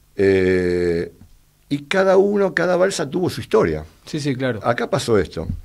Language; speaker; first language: Spanish; native; Spanish